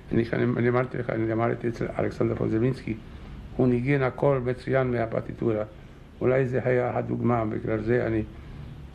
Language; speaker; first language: Hebrew; non-native, fluent; Czech